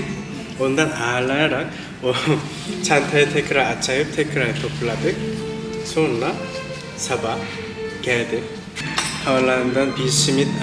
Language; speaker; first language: Turkish; non-native, learner; Korean